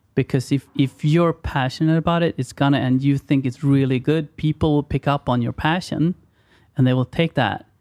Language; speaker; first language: English; non-native, fluent; Swedish